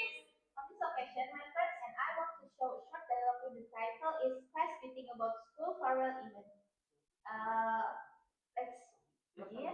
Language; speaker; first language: English; non-native, learner; Indonesian